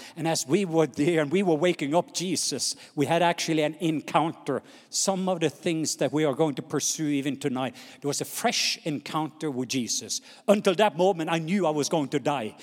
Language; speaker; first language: English; non-native, fluent; Norwegian